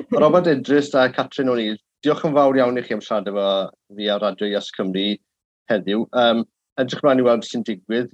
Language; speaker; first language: Welsh; native; Welsh